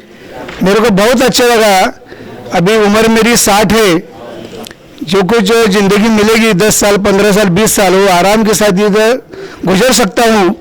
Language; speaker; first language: Hindi; non-native, local second language; Marathi